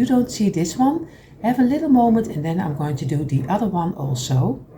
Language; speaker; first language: English; non-native, fluent; Dutch